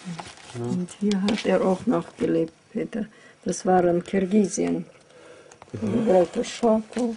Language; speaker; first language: German; early bilingual, heritage; German